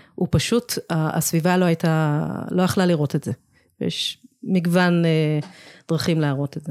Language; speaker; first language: Hebrew; early bilingual, other home language; English